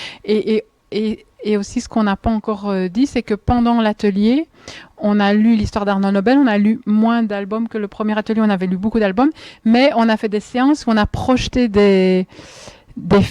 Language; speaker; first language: French; native; French